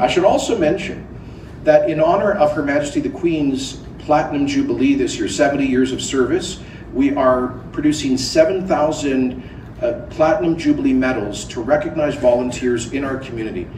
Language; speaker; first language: English; native; English